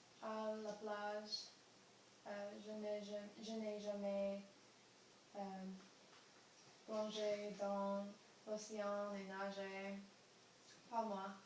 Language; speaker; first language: French; non-native, learner; English